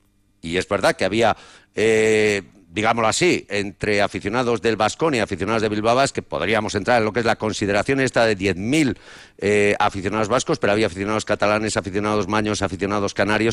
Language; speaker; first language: Spanish; native; Spanish